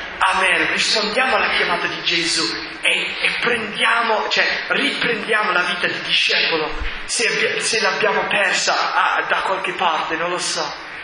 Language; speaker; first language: Italian; non-native, fluent; English